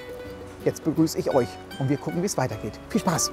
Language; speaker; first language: German; native; German